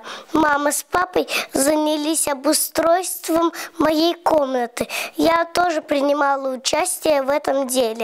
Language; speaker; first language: Russian; native; Russian